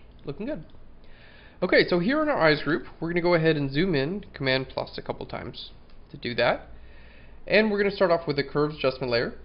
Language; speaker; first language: English; native; English